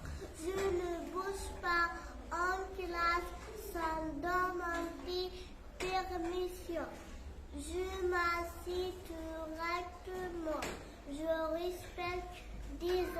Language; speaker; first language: French; non-native, learner; Rundi